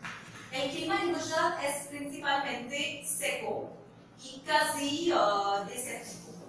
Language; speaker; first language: Spanish; non-native, learner; Gujarati